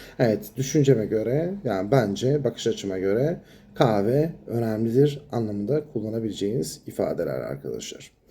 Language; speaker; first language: Turkish; native; Turkish